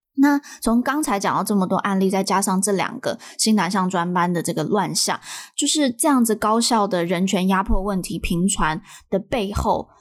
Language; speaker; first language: Chinese; native; Chinese